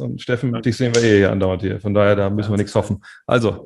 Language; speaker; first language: German; native; German